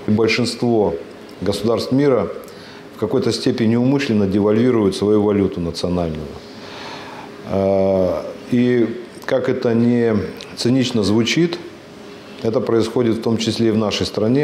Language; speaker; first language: Russian; native; Russian